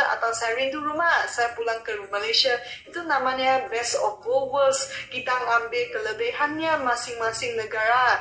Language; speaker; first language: Indonesian; non-native, local second language; Malay